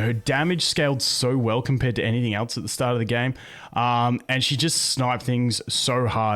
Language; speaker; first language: English; native; English